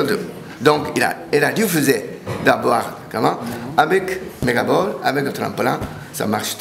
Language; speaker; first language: French; non-native, learner; Japanese